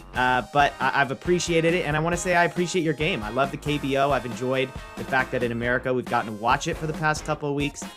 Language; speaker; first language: English; native; English